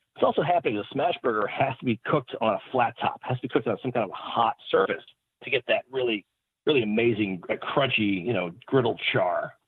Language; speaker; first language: English; native; English